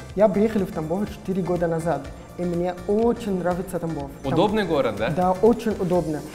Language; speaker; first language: Russian; non-native, learner; Arabic